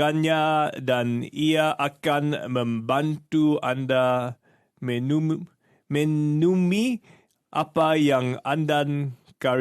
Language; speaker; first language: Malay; non-native, learner; English